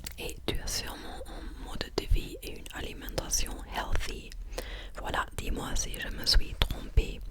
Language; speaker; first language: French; non-native, fluent; German